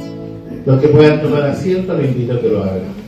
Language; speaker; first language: Spanish; native; Spanish